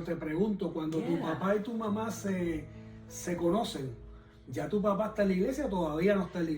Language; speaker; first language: Spanish; native; Spanish